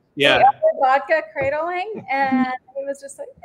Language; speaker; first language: English; native; English